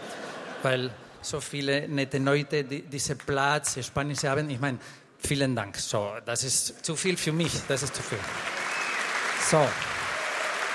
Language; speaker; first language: German; non-native, learner; Spanish